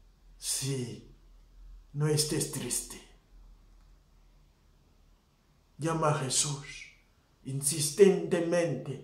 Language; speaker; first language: Spanish; non-native, fluent; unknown